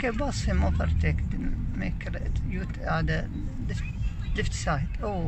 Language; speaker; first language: English; non-native, learner; Arabic